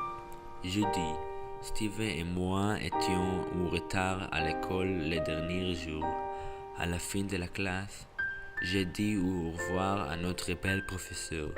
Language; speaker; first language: French; non-native, learner; English